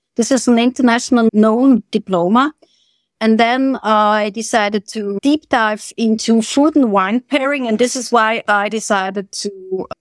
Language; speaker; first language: English; non-native, fluent; German